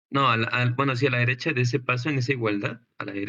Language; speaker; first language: Spanish; native; Spanish